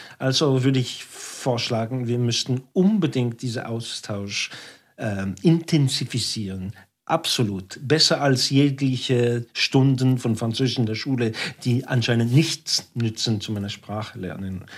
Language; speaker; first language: German; non-native, local second language; French